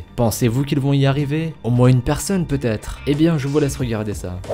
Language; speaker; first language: French; native; French